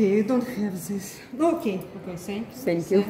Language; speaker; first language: English; non-native, learner; Russian